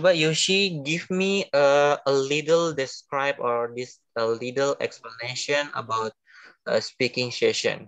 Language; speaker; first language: English; non-native, fluent; Indonesian